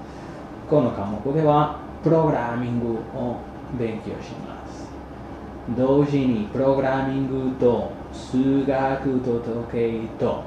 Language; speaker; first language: Japanese; non-native, fluent; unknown